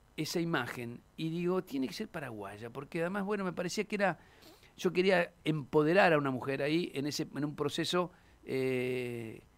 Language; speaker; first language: Spanish; native; Spanish